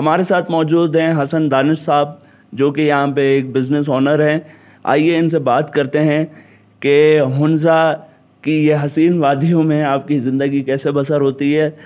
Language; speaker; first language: Urdu; non-native, local second language; Sindhi